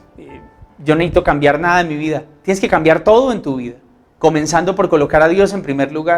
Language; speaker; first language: Spanish; native; Spanish